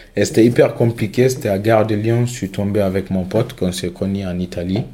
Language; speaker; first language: French; non-native, local second language; Fula